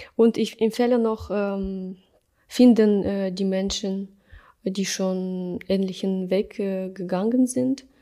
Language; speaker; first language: German; non-native, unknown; Russian